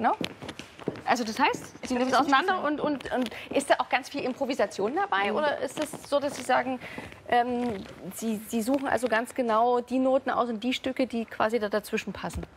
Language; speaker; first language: German; native; German